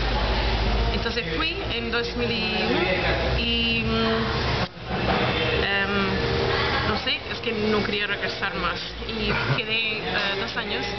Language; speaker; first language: Spanish; non-native, fluent; English